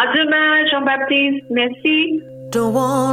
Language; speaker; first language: French; non-native, learner; English